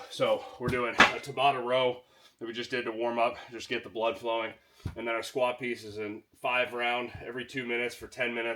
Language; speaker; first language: English; native; English